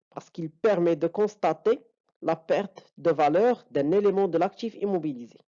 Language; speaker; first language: French; non-native, local second language; Arabic